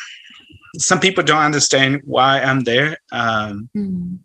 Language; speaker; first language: English; non-native, fluent; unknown